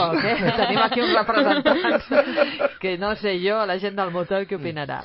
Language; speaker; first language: Catalan; native; Catalan